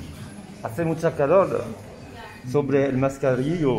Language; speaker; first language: Spanish; non-native, learner; French